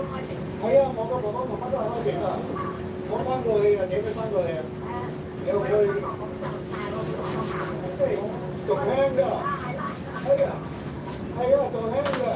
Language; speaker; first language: Cantonese; early bilingual, heritage; Cantonese